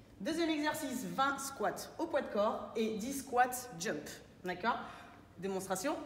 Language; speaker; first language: French; native; French